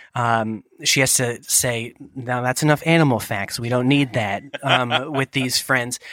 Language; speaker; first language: English; native; English